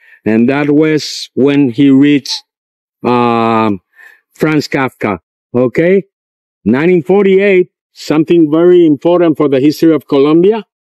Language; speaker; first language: English; non-native, fluent; Spanish